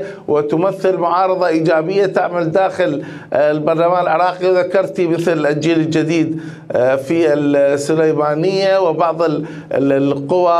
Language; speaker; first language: Arabic; native; Arabic